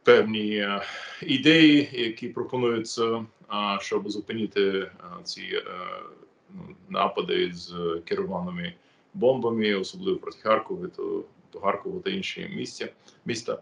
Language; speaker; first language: Ukrainian; non-native, fluent; English